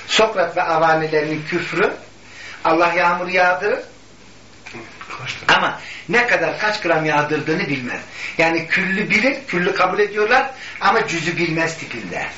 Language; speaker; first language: Turkish; native; Turkish